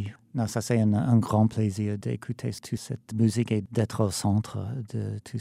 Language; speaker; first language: French; non-native, fluent; English